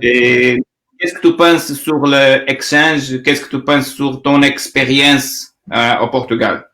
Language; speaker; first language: French; non-native, learner; Portuguese